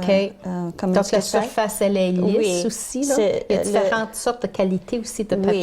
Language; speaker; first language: French; native; French